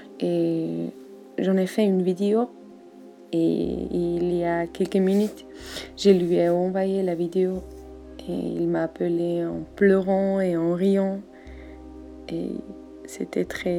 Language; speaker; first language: French; non-native, learner; German